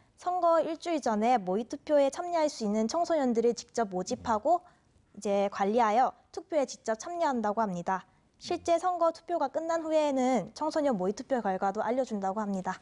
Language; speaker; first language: Korean; native; Korean